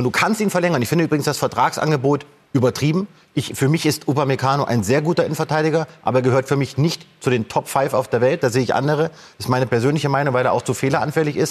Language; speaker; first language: German; native; German